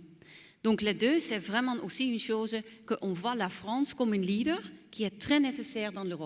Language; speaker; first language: French; non-native, fluent; Dutch